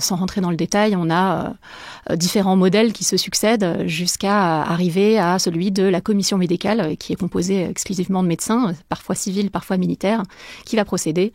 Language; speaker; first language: French; native; French